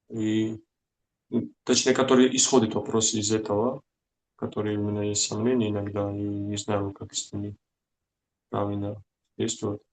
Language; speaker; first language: Russian; non-native, fluent; Georgian